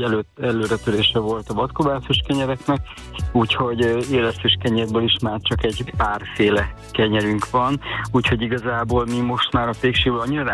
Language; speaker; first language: Hungarian; native; Hungarian